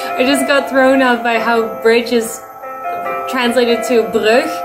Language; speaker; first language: English; early bilingual, other home language; Dutch